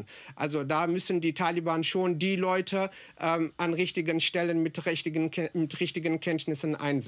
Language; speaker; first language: German; non-native, fluent; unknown